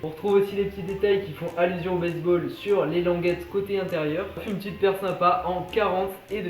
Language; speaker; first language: French; native; French